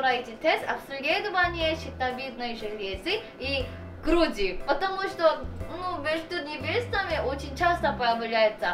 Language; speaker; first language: Russian; non-native, fluent; Korean